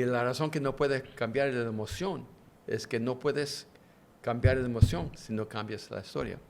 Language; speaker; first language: Spanish; early bilingual, heritage; English